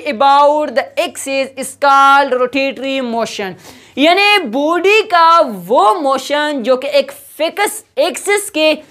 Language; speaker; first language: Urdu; non-native, local second language; Pashto